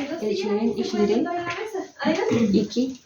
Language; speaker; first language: Turkish; non-native, learner; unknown